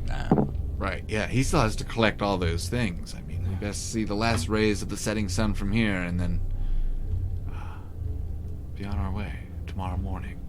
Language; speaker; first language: English; native; English